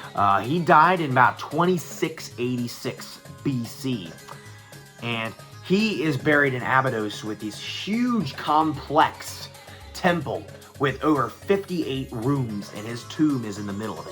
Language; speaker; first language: English; native; English